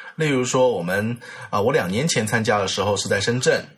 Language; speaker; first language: Chinese; native; Chinese